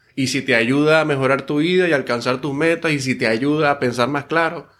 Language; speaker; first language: Spanish; native; Spanish